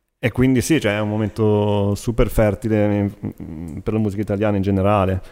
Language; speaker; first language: Italian; native; Italian